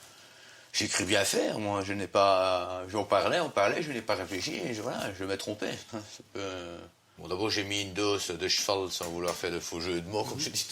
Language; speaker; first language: French; native; French